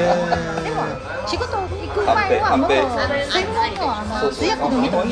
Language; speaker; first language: Japanese; non-native, fluent; Chinese